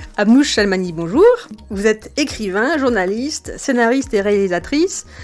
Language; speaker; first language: French; native; French